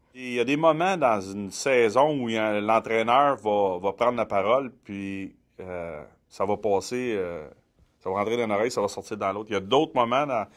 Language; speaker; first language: French; native; French